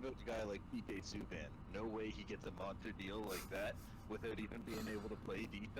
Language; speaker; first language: English; native; English